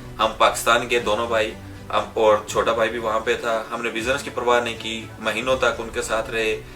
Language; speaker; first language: Urdu; non-native, local second language; Punjabi